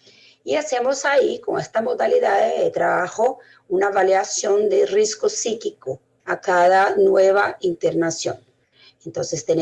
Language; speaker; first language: Spanish; non-native, fluent; Portuguese